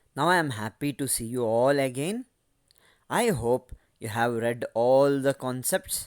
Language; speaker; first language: English; non-native, local second language; Kannada